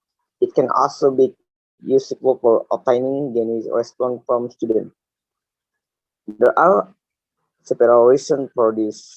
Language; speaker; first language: English; non-native, learner; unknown